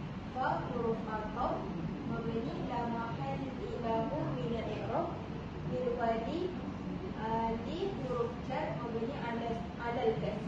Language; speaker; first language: Arabic; non-native, learner; Malay